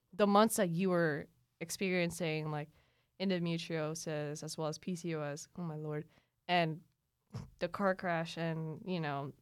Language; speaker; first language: English; early bilingual, other home language; Cebuano